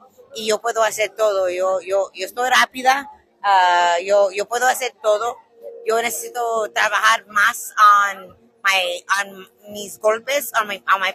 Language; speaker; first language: Spanish; non-native, learner; English